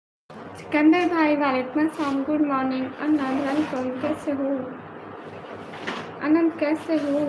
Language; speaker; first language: Hindi; non-native, local second language; Punjabi